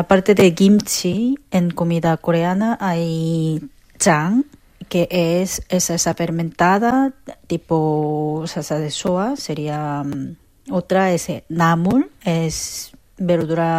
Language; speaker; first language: Spanish; non-native, learner; Korean